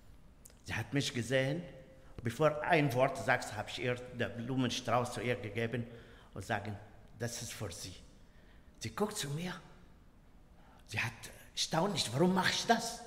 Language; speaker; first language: German; non-native, learner; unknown